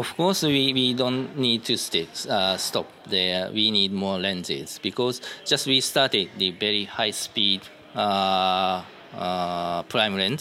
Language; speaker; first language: English; non-native, learner; Japanese